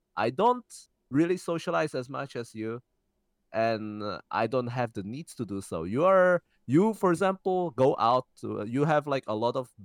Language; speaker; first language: English; early bilingual, heritage; Czech